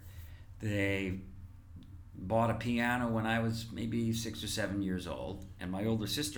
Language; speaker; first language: English; native; English